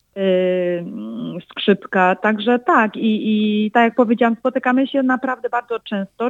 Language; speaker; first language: Polish; early bilingual, heritage; Polish